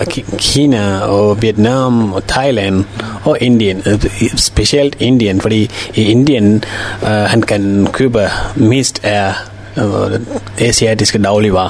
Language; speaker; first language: Danish; non-native, learner; Tamil